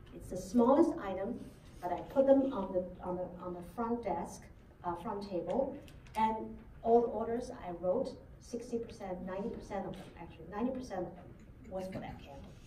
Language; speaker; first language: English; non-native, fluent; Chinese